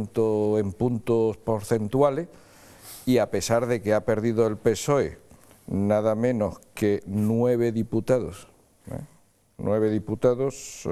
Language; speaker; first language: Spanish; native; Spanish